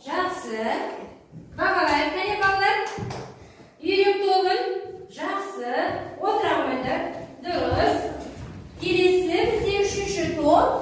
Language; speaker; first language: Kazakh; native; Kazakh